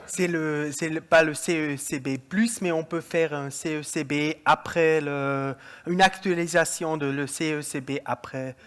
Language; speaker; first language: French; non-native, local second language; German